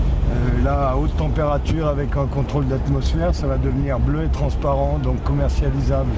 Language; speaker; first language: French; native; French